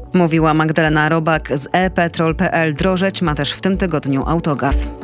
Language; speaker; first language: Polish; native; Polish